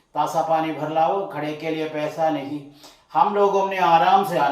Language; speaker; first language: Hindi; non-native, local second language; Malayalam